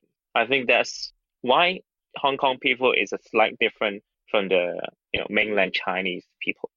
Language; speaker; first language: English; non-native, local second language; Cantonese